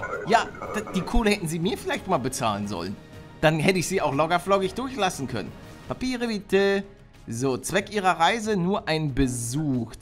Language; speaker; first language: German; native; German